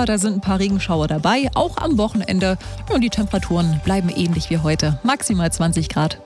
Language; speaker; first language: German; native; German